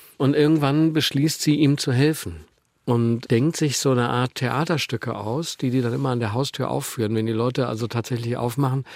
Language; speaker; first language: German; native; German